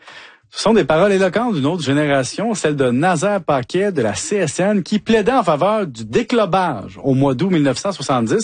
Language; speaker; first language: French; native; French